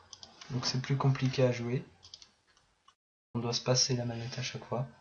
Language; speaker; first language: French; native; French